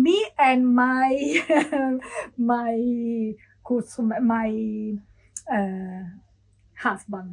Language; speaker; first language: English; non-native, learner; Italian